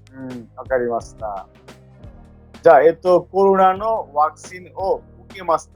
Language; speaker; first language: Japanese; non-native, fluent; Bangla